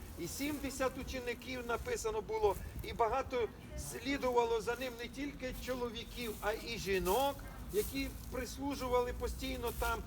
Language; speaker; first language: Ukrainian; non-native, local second language; Russian